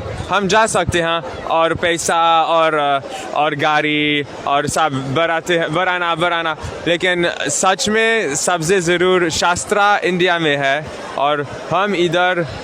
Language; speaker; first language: Hindi; non-native, learner; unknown